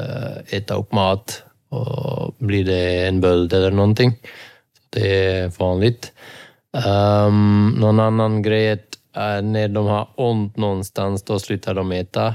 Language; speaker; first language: Swedish; non-native, fluent; Dutch